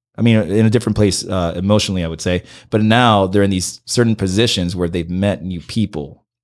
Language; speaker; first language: English; early bilingual, other home language; Spanish